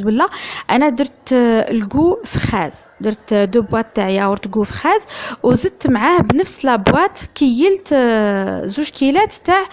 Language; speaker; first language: Arabic; native; Arabic